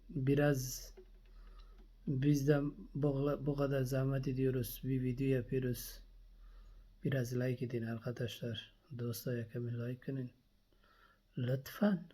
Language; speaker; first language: Turkish; non-native, learner; Persian